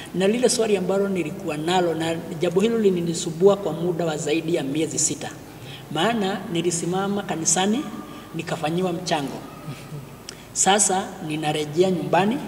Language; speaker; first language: Swahili; non-native, local second language; Kikuyu